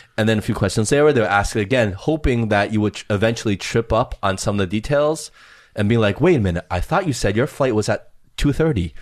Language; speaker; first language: English; early bilingual, other home language; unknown